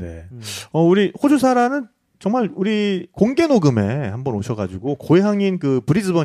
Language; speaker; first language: Korean; native; Korean